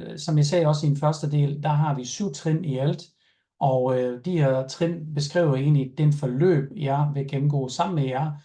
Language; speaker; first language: Danish; non-native, fluent; German